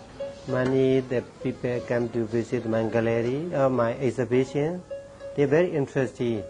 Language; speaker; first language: English; non-native, learner; Burmese